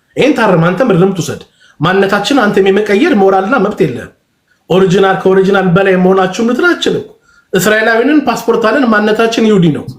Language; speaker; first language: Amharic; native; Amharic